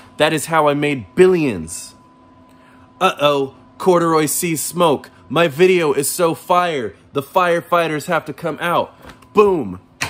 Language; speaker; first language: English; native; English